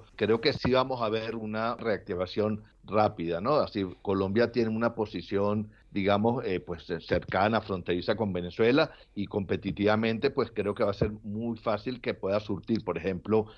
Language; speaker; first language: Spanish; native; Spanish